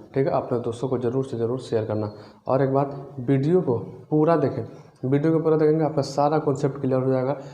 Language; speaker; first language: Hindi; native; Hindi